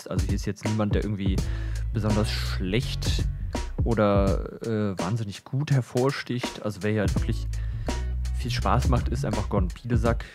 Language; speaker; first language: German; native; German